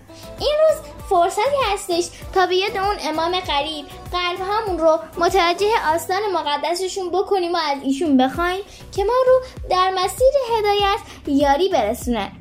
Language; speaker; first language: Persian; native; Persian